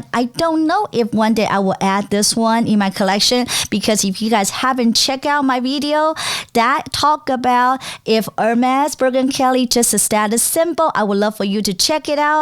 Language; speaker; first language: English; non-native, fluent; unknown